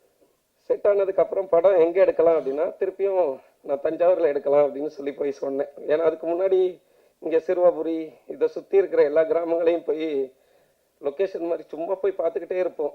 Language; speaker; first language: Tamil; native; Tamil